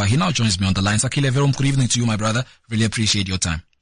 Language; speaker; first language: English; non-native, local second language; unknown